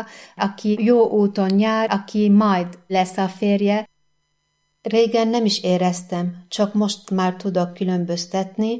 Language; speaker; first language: Hungarian; non-native, fluent; Arabic